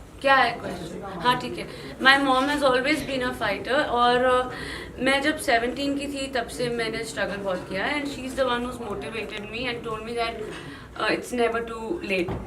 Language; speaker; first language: Hindi; native; Hindi